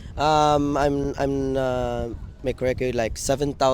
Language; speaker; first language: English; non-native, local second language; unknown